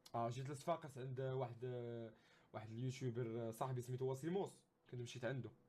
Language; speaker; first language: Arabic; native; Arabic